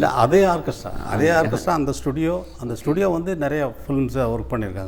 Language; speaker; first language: Tamil; native; Tamil